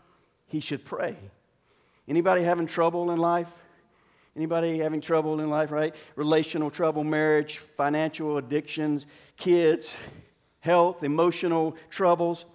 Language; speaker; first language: English; native; English